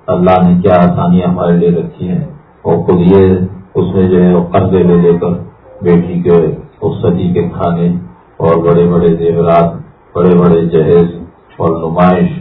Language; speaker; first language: Urdu; native; Urdu